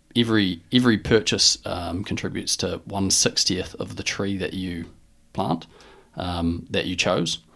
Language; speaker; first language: English; native; English